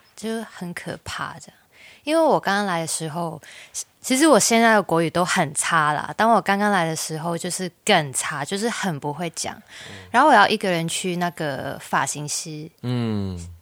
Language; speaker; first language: Chinese; non-native, fluent; Cantonese